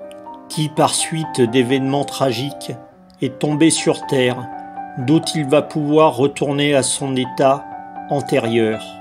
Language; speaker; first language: French; native; French